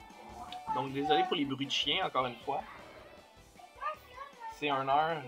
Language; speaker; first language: French; native; French